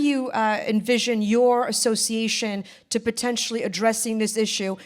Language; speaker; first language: English; early bilingual, other home language; Polish